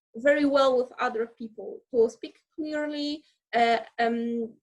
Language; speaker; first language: English; non-native, fluent; Polish